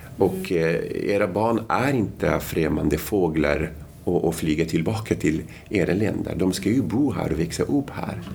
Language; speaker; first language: Swedish; non-native, fluent; Arabic